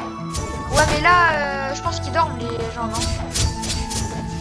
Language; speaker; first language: French; native; French